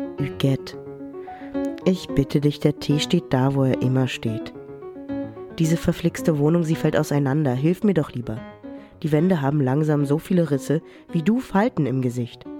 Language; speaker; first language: German; early bilingual, other home language; French